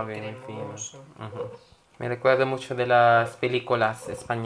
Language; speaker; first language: Spanish; non-native, learner; Filipino